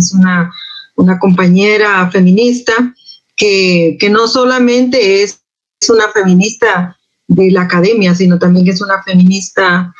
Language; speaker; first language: Spanish; native; Spanish